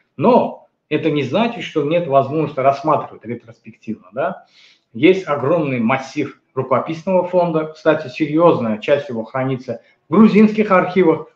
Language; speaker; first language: Russian; non-native, local second language; Azerbaijani